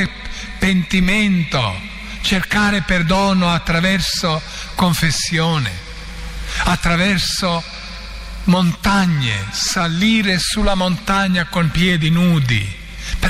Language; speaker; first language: Italian; non-native, fluent; Croatian